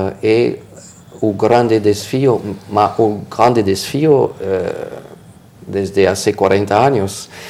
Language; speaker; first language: Spanish; non-native, fluent; French